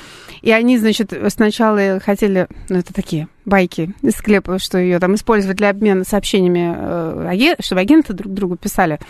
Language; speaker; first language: Russian; native; Russian